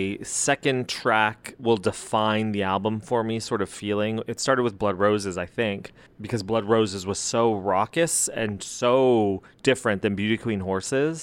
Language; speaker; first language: English; early bilingual, other home language; Spanish